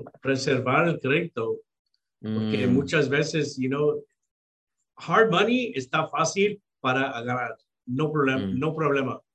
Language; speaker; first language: Spanish; early bilingual, heritage; Spanish